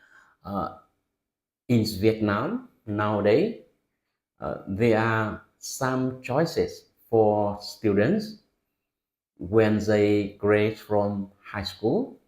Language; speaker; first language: English; non-native, fluent; Vietnamese